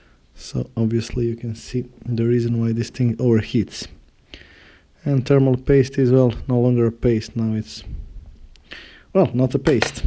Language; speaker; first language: English; non-native, fluent; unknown